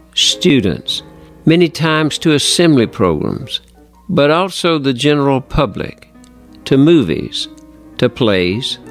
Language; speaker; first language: English; native; English